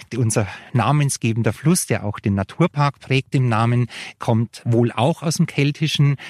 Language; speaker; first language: German; native; German